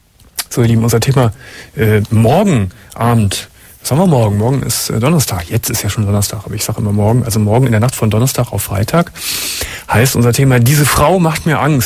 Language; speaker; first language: German; native; German